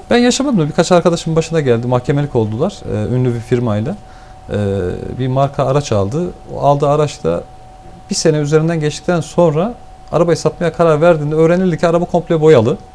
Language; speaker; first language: Turkish; native; Turkish